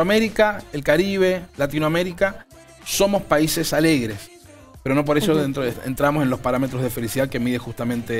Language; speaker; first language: Spanish; native; Spanish